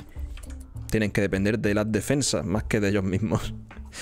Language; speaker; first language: Spanish; native; Spanish